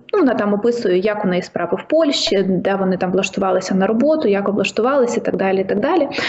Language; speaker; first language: Ukrainian; native; Ukrainian